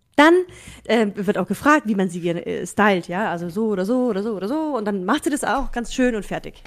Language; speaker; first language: German; early bilingual, other home language; Russian